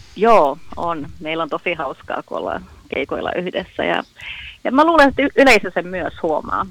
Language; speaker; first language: Finnish; early bilingual, heritage; Finnish